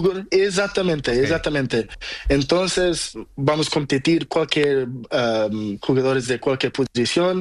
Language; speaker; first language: Spanish; non-native, learner; Portuguese